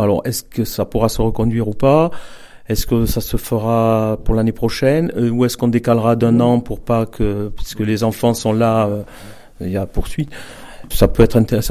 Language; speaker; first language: French; native; French